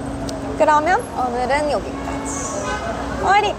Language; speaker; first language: Korean; non-native, fluent; Japanese